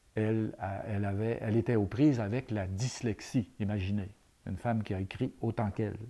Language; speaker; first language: French; native; French